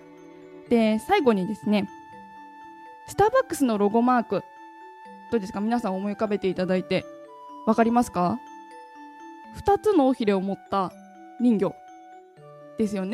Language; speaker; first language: Japanese; native; Japanese